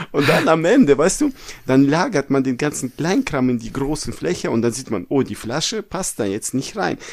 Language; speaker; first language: German; native; German